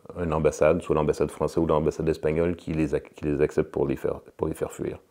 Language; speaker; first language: French; native; French